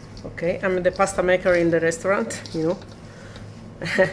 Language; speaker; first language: English; non-native, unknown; Italian